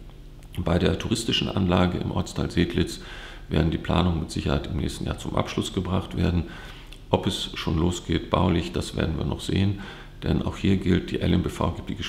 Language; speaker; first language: German; native; German